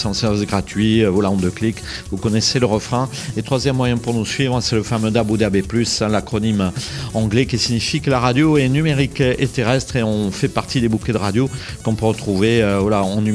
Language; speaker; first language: French; native; French